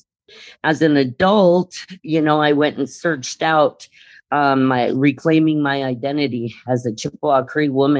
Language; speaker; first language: English; native; English